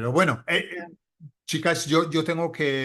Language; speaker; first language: Spanish; non-native, fluent; English